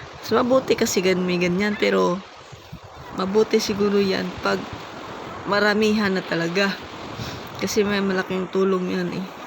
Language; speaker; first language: Filipino; non-native, local second language; Hiligaynon